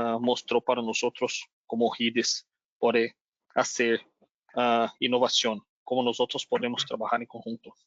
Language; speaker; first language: Spanish; non-native, learner; Portuguese